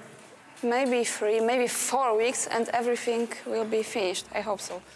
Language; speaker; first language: English; non-native, learner; Polish